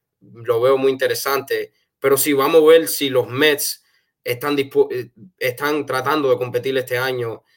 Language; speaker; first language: Spanish; early bilingual, heritage; Spanish